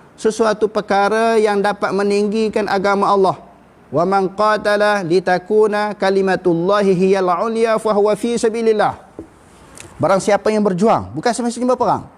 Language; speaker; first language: Malay; native; Malay